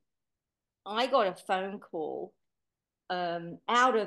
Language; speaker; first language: English; native; English